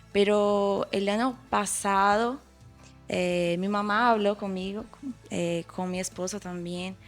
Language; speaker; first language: Spanish; non-native, fluent; Portuguese